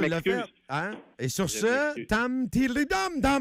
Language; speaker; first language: French; native; French